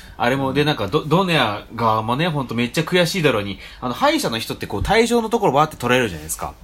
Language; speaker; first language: Japanese; native; Japanese